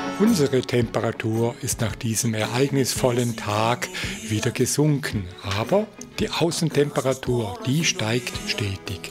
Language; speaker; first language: German; native; German